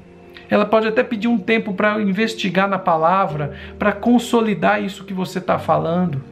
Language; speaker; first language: Portuguese; native; Portuguese